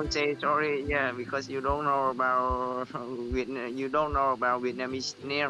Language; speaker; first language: English; non-native, learner; Vietnamese